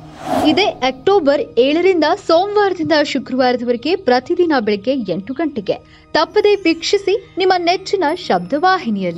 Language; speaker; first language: Kannada; native; Kannada